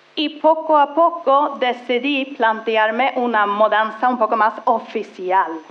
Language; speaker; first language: Spanish; non-native, fluent; Swedish